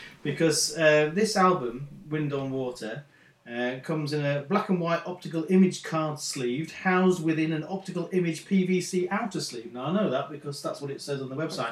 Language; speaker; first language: English; native; English